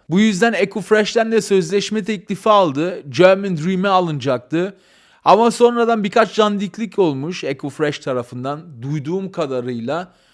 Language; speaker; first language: Turkish; early bilingual, heritage; Turkish